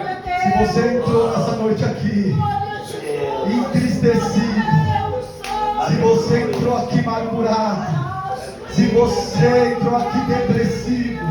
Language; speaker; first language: Portuguese; native; Portuguese